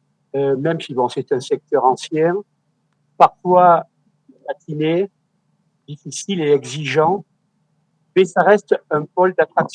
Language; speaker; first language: French; native; French